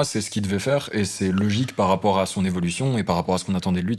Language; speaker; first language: French; native; French